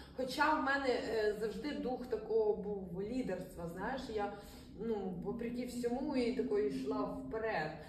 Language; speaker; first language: Ukrainian; non-native, local second language; Russian